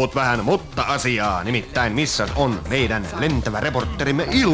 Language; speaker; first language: Finnish; native; Finnish